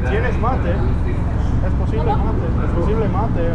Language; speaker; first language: Spanish; non-native, learner; English